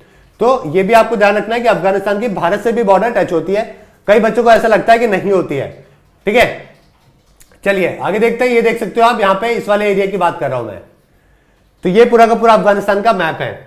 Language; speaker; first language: Hindi; native; Hindi